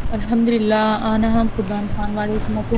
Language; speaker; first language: Persian; non-native, learner; Urdu